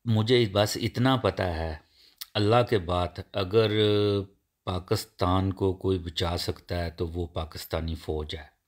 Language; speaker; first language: Urdu; non-native, local second language; Punjabi